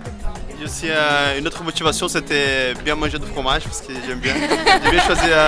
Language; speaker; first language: French; non-native, fluent; Portuguese